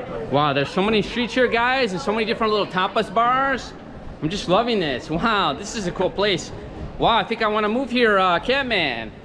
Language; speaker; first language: English; native; English